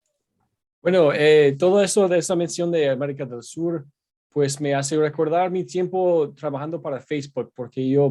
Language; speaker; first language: Spanish; non-native, fluent; English